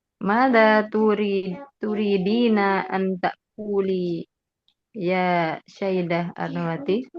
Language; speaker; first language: Arabic; non-native, learner; Indonesian